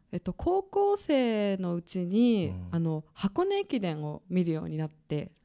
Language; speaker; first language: Japanese; native; Japanese